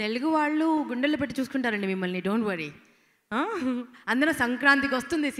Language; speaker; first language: Telugu; native; Telugu